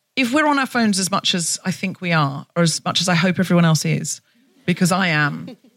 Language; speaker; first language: English; native; English